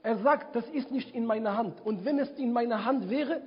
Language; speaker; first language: German; non-native, fluent; Arabic